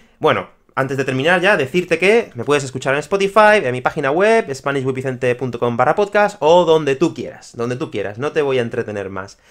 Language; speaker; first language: Spanish; native; Spanish